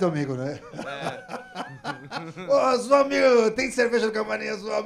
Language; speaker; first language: Portuguese; native; Portuguese